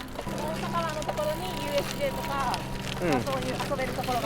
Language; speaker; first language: Japanese; native; Japanese